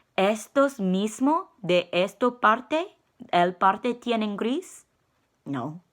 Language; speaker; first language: Spanish; non-native, learner; English